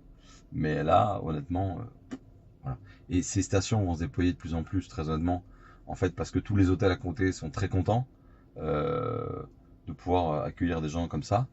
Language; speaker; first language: French; native; French